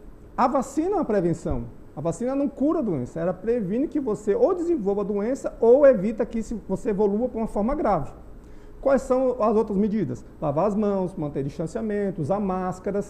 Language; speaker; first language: Portuguese; native; Portuguese